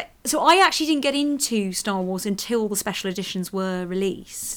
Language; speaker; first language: English; native; English